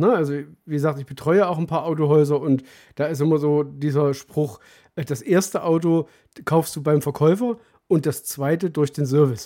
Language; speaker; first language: German; native; German